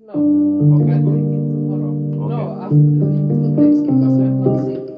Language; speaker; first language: English; non-native, learner; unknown